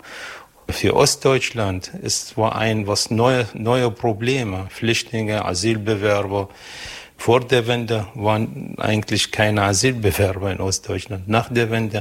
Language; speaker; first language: German; non-native, fluent; Arabic